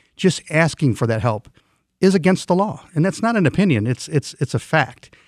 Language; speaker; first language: English; non-native, fluent; Swedish